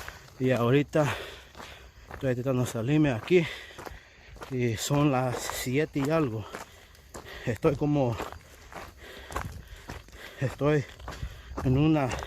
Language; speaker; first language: Spanish; early bilingual, heritage; Spanish